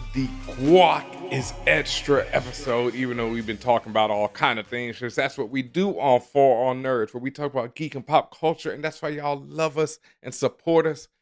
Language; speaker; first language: English; native; English